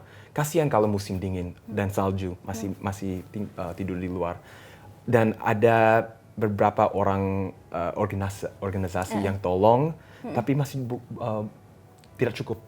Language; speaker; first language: Indonesian; early bilingual, heritage; English